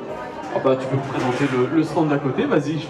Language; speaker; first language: French; native; French